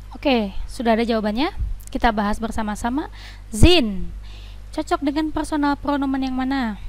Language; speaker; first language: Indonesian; native; Indonesian